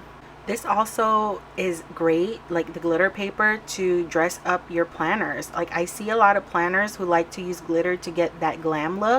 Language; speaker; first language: English; native; English